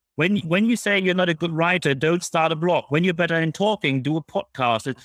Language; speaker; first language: English; non-native, fluent; German